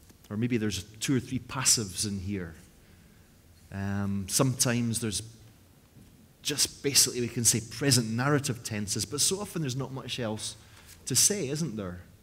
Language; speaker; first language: English; native; English